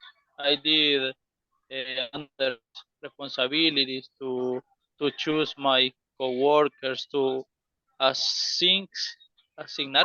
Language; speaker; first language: English; non-native, learner; Spanish